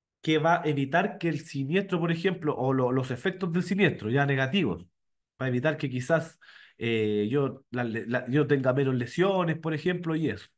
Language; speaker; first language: Spanish; native; Spanish